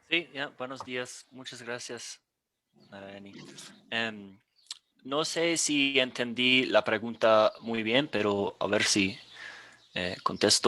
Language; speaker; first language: Spanish; non-native, fluent; English